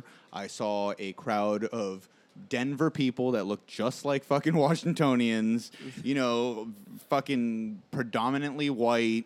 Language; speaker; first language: English; native; English